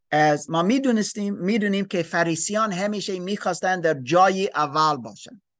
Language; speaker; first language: Persian; non-native, learner; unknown